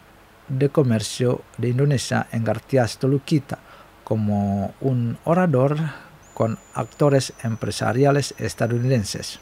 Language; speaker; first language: Spanish; non-native, fluent; Indonesian